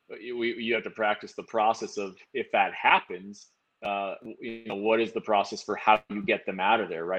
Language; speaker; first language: English; native; English